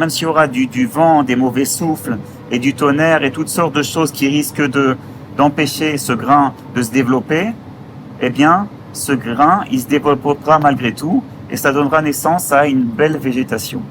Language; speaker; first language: French; native; French